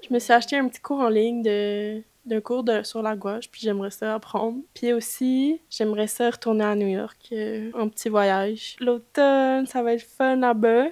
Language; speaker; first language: French; native; French